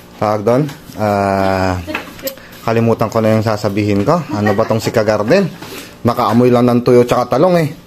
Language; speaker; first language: Filipino; non-native, local second language; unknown